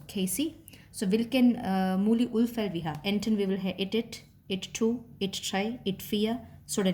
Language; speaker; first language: Danish; non-native, fluent; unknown